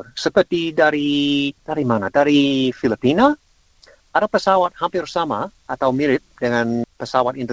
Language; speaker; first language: Indonesian; non-native, learner; English